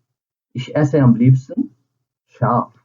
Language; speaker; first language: German; non-native, fluent; Urdu